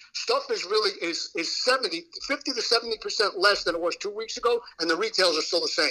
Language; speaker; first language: English; native; English